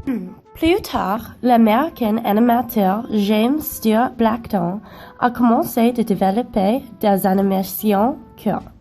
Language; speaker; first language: French; non-native, learner; English